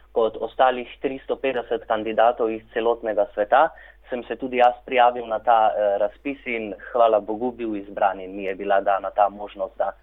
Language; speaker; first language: Slovenian; non-native, local second language; Romany